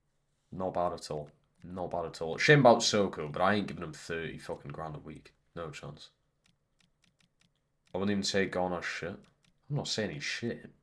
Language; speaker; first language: English; native; English